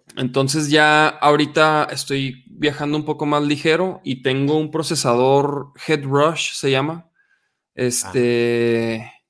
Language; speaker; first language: Spanish; native; Spanish